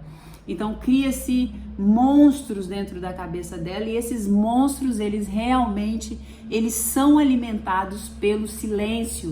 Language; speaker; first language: Portuguese; native; Portuguese